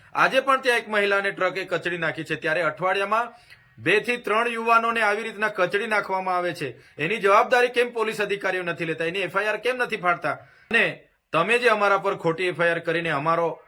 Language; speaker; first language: Gujarati; non-native, local second language; Vasavi